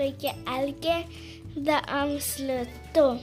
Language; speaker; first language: Spanish; early bilingual, heritage; Spanish